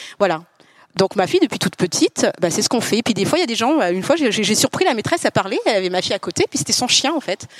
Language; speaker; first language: French; native; French